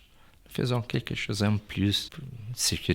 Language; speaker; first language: French; non-native, fluent; Italian